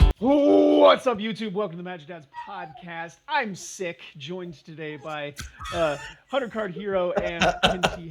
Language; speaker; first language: English; native; English